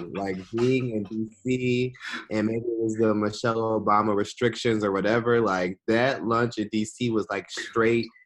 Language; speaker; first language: English; native; English